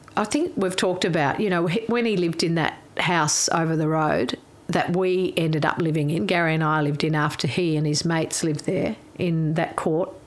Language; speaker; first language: English; native; English